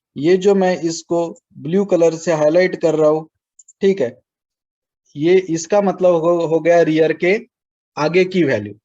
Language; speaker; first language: Hindi; non-native, local second language; Marathi